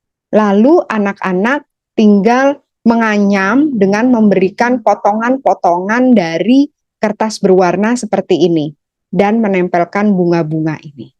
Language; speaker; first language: Indonesian; native; Indonesian